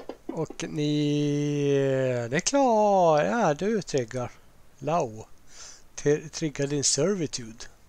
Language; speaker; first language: Swedish; native; Swedish